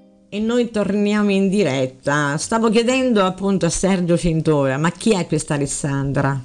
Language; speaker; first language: Italian; native; Italian